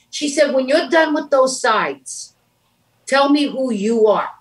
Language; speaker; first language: English; native; English